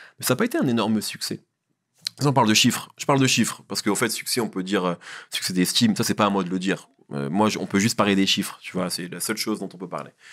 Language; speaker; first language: French; early bilingual, other home language; Arabic